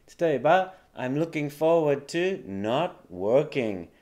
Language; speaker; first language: English; native; English